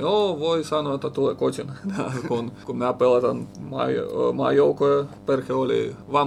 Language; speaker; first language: Finnish; non-native, learner; Russian